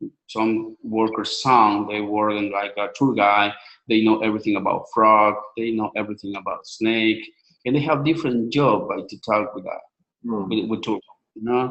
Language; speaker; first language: English; non-native, learner; Spanish